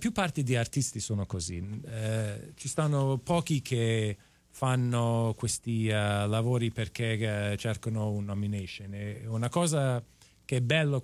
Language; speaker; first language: Italian; non-native, fluent; English